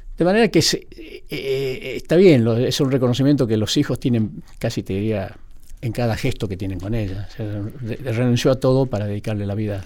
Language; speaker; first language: Spanish; native; Spanish